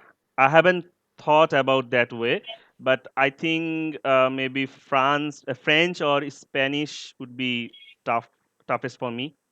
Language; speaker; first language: English; non-native, learner; Bangla